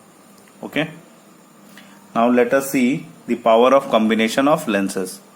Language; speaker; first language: English; non-native, local second language; Hindi